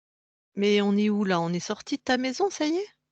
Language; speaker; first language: French; native; French